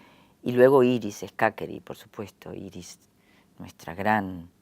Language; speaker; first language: Spanish; native; Spanish